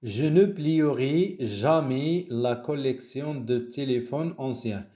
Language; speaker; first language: French; non-native, local second language; Arabic